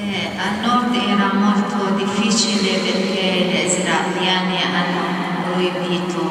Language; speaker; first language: Italian; non-native, fluent; Arabic